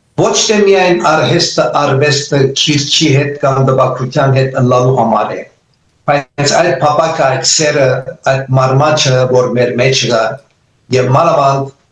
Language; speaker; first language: Armenian; early bilingual, heritage; Armenian